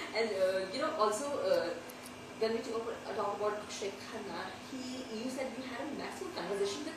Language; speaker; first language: English; non-native, local second language; Hindi